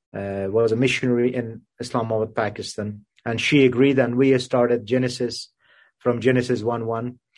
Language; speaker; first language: English; non-native, fluent; Persian